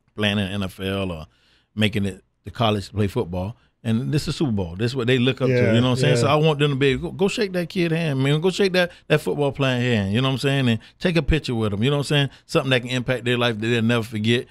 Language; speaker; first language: English; native; English